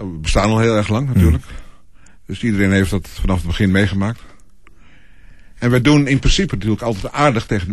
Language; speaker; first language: Dutch; native; Dutch